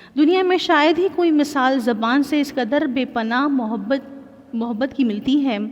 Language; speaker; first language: Urdu; non-native, local second language; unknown